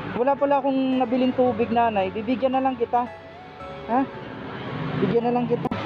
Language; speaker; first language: Filipino; non-native, local second language; Waray